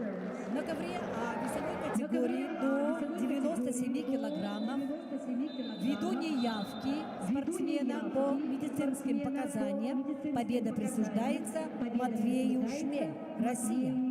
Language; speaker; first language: Russian; native; Russian